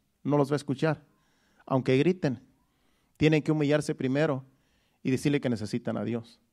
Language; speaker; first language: Spanish; native; Spanish